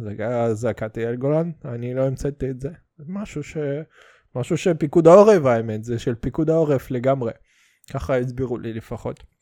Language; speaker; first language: Hebrew; early bilingual, other home language; Russian